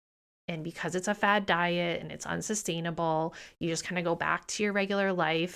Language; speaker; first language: English; native; English